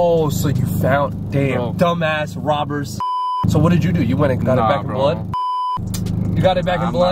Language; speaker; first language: English; native; English